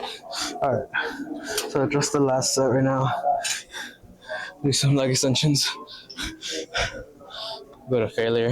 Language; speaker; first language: English; native; English